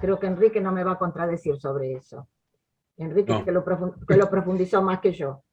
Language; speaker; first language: Spanish; native; Spanish